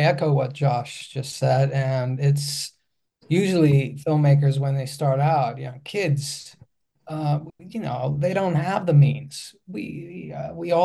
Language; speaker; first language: English; non-native, fluent; Greek